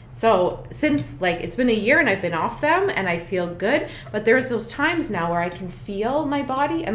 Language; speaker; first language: English; native; English